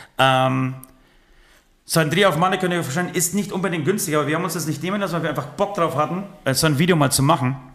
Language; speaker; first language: German; early bilingual, other home language; Polish